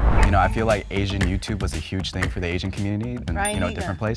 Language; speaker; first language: English; early bilingual, other home language; Korean